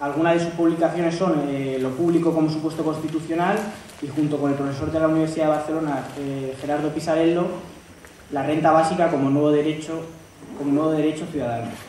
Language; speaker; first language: Spanish; native; Spanish